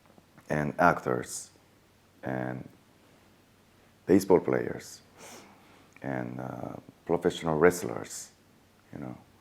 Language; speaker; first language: English; non-native, fluent; Japanese